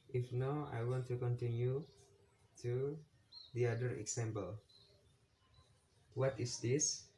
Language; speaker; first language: English; non-native, learner; Indonesian